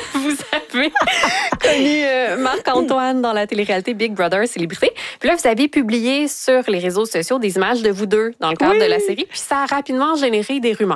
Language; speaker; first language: French; native; French